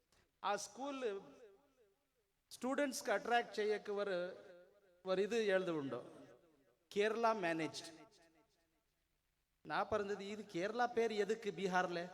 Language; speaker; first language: Malayalam; non-native, learner; Urdu